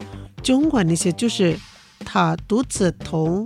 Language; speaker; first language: Chinese; non-native, fluent; Indonesian